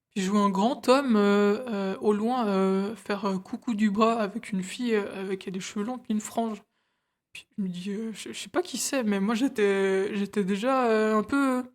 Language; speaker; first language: French; early bilingual, other home language; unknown